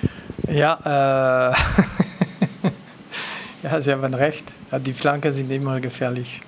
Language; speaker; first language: German; non-native, local second language; French